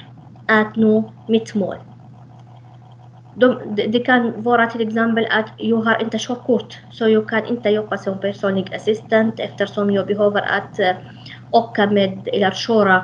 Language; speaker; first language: Swedish; non-native, fluent; Arabic